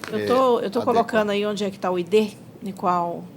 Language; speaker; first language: Portuguese; native; Portuguese